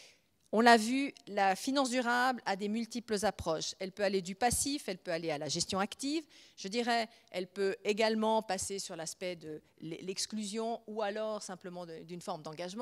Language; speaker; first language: French; native; French